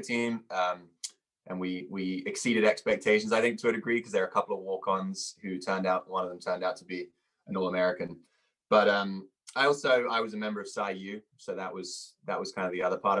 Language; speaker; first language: English; native; English